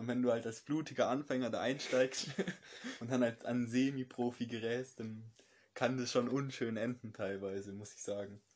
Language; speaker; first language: German; native; German